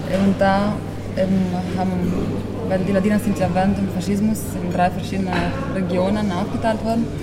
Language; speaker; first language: German; non-native, local second language; Ladin